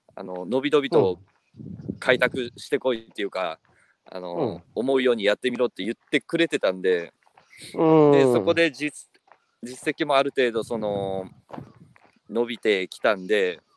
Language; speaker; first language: Japanese; native; Japanese